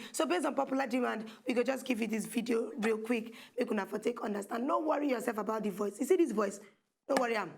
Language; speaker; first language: Nigerian Pidgin; native; Nigerian Pidgin